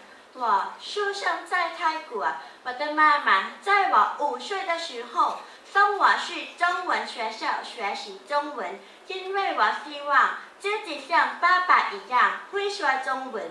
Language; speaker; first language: Chinese; non-native, learner; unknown